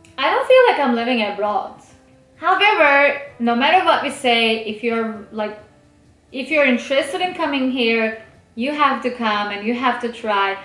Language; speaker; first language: English; non-native, fluent; Turkish